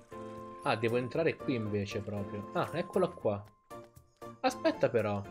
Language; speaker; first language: Italian; native; Italian